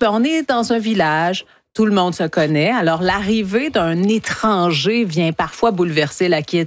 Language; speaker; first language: French; native; French